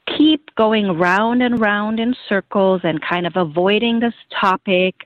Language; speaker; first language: English; non-native, fluent; German